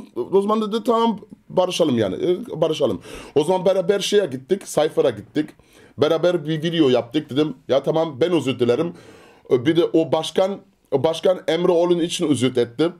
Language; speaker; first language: Turkish; early bilingual, other home language; German